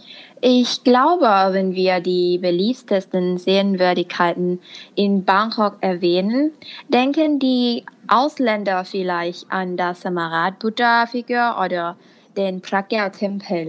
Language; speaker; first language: German; non-native, fluent; Thai